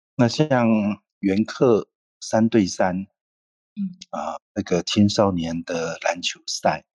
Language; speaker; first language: Chinese; non-native, local second language; Hakka Chinese